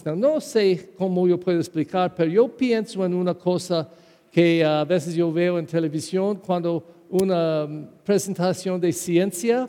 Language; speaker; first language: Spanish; non-native, fluent; English